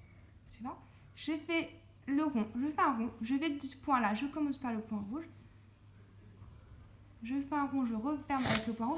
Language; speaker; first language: French; native; French